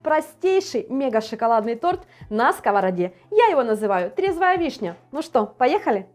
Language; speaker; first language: Russian; native; Russian